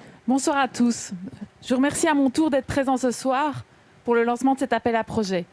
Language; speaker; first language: French; native; French